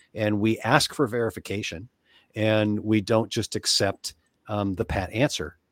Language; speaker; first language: English; native; English